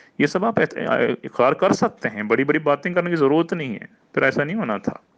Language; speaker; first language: Urdu; non-native, fluent; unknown